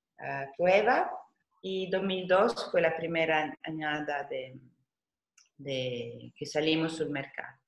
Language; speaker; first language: Spanish; non-native, fluent; Italian